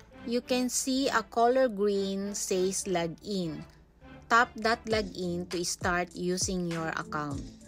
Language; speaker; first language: English; non-native, local second language; Filipino